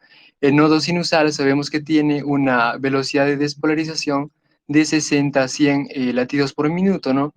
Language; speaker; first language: Spanish; native; Spanish